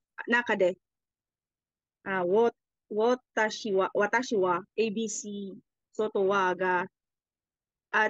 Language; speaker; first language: Japanese; non-native, learner; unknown